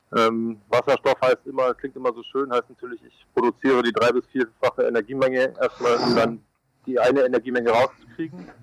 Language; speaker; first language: German; native; German